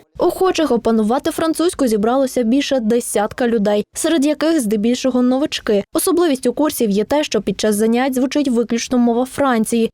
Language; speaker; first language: Ukrainian; native; Ukrainian